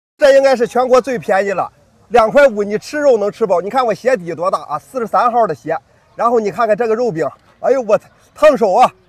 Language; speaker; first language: Chinese; native; Chinese